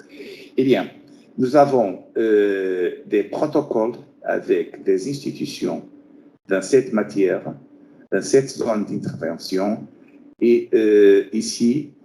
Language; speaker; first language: French; non-native, fluent; Portuguese